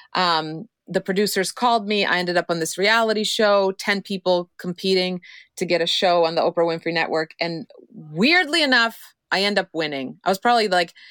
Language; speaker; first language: English; non-native, fluent; Croatian